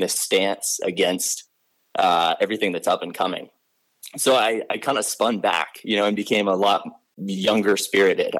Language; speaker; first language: English; native; English